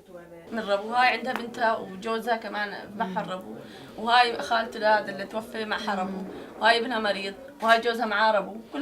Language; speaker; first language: Arabic; native; Arabic